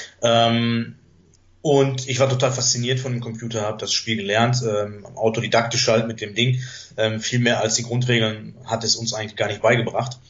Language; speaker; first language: German; early bilingual, other home language; Greek